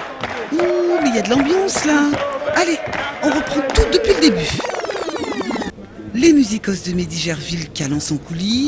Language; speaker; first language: French; native; French